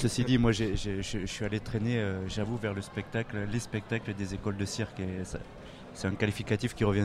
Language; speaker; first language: French; native; French